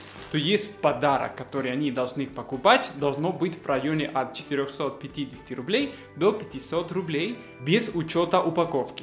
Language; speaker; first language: Russian; non-native, fluent; Spanish